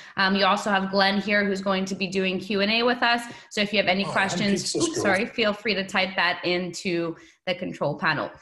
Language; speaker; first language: English; native; English